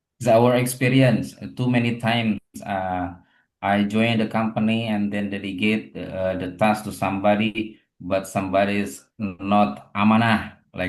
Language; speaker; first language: English; non-native, learner; Indonesian